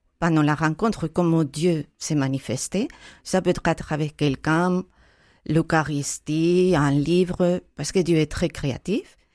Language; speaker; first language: French; non-native, fluent; Spanish